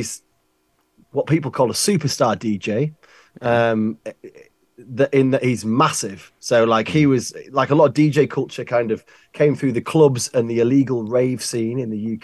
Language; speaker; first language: English; native; English